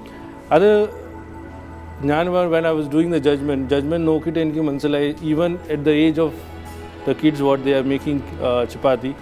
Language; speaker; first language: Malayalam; non-native, fluent; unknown